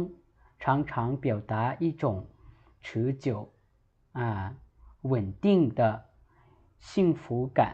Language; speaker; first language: Chinese; non-native, fluent; Lao